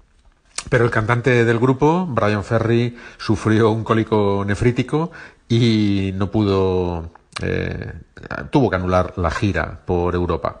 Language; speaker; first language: Spanish; native; Spanish